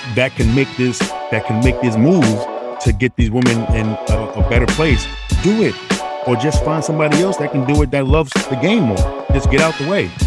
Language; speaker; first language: English; native; English